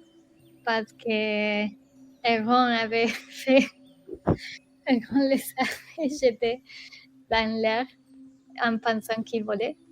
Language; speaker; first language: French; non-native, learner; Spanish